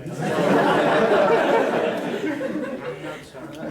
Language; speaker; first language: English; non-native, learner; Chinese